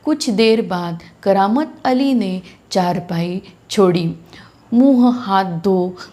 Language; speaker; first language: Hindi; non-native, local second language; Marathi